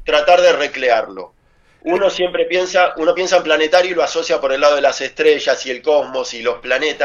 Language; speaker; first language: Spanish; native; Spanish